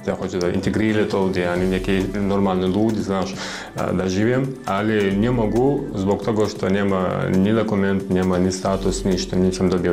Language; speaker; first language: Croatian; non-native, learner; Chechen